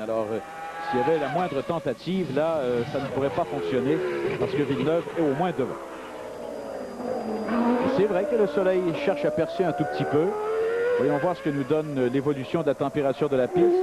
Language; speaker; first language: French; native; French